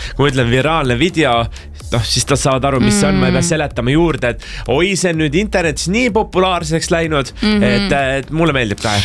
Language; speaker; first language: Estonian; non-native, local second language; Russian